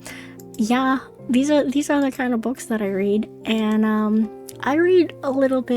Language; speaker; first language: English; native; English